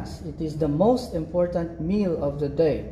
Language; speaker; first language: English; non-native, fluent; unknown